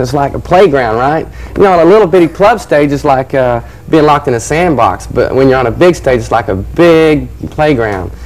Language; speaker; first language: English; native; English